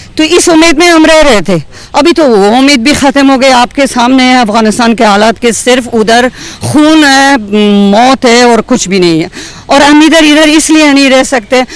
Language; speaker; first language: Hindi; non-native, fluent; Persian